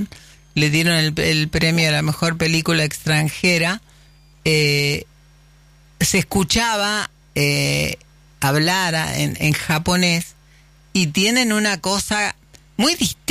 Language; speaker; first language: Spanish; native; Spanish